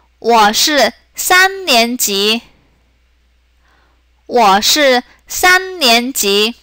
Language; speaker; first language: Chinese; non-native, fluent; Korean